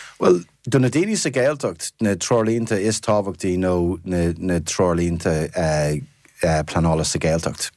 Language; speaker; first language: Irish; non-native, fluent; English